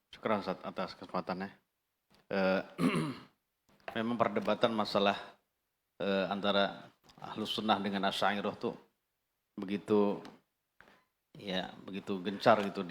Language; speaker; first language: Indonesian; native; Indonesian